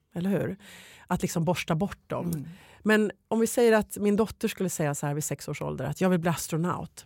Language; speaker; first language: Swedish; native; Swedish